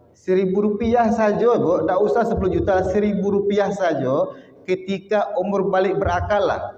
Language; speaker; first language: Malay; non-native, local second language; Minangkabau